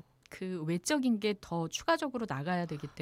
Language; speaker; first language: Korean; native; Korean